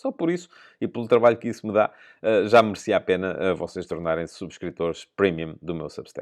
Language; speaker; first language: Portuguese; native; Portuguese